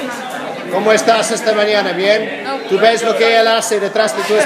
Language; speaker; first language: Spanish; non-native, fluent; English